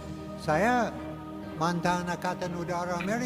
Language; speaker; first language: Indonesian; non-native, learner; English